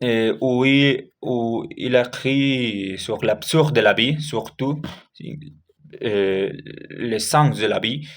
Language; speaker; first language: French; non-native, learner; Spanish